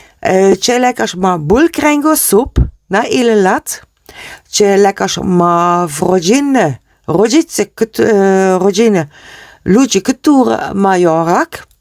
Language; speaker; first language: Polish; non-native, learner; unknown